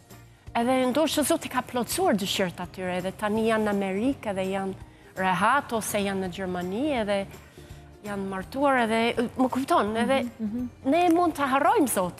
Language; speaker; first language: Albanian; non-native, fluent; English